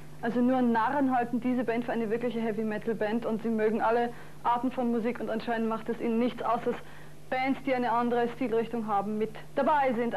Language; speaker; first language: German; native; German